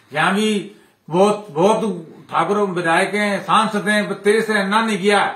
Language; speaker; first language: Hindi; native; Hindi